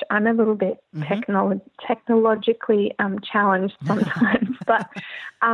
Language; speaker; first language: English; native; English